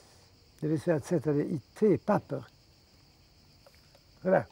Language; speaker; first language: Swedish; early bilingual, heritage; Swedish